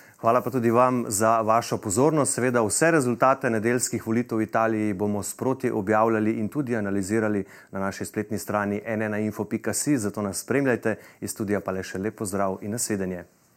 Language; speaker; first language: Slovenian; native; Slovenian